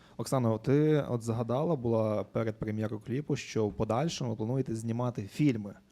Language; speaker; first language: Ukrainian; native; Ukrainian